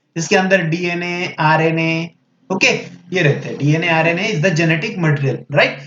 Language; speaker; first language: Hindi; non-native, local second language; Marathi